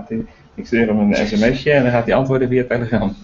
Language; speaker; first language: Dutch; native; Dutch